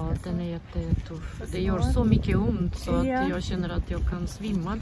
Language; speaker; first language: Swedish; non-native, fluent; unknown